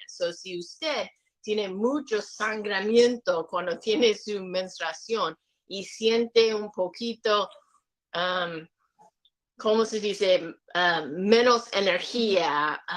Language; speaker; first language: Spanish; non-native, learner; English